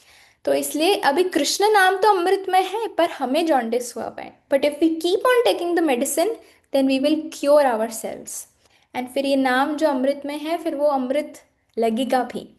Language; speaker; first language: Hindi; native; Hindi